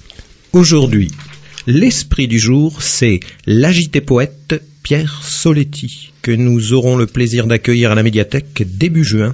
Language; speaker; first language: French; native; French